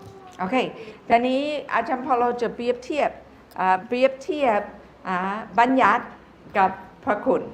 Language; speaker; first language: Thai; non-native, fluent; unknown